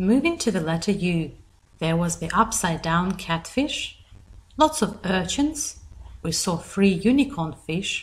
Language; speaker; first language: English; native; English